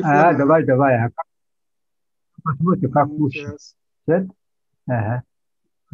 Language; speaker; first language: Russian; non-native, local second language; Yakut